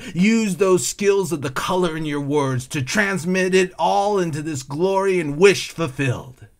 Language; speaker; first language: English; native; English